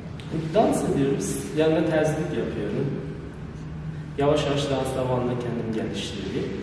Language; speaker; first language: Turkish; non-native, learner; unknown